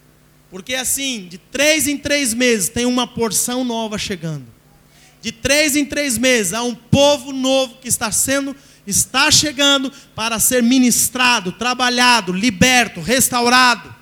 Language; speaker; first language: Portuguese; native; Portuguese